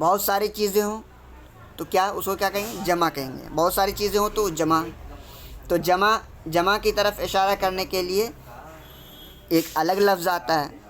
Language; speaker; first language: Urdu; native; Urdu